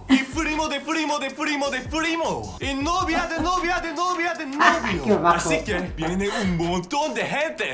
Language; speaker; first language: Spanish; non-native, learner; Korean